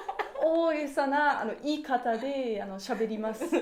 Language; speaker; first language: Japanese; non-native, learner; German